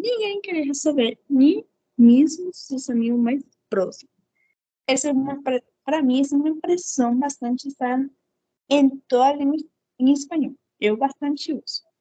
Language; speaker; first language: Portuguese; non-native, fluent; Spanish